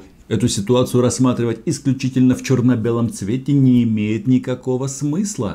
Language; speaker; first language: Russian; native; Russian